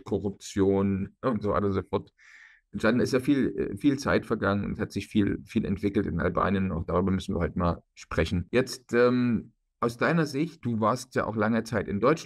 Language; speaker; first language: German; native; German